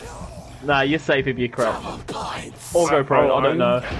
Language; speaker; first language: English; native; English